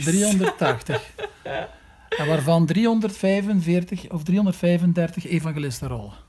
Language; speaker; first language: Dutch; native; Dutch